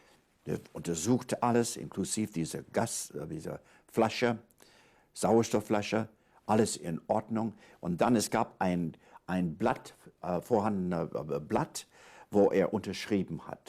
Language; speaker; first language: German; non-native, fluent; English